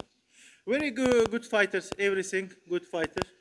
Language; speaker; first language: English; non-native, learner; Turkmen